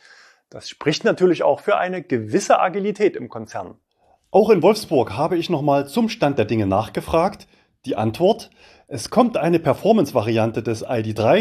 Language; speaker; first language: German; native; German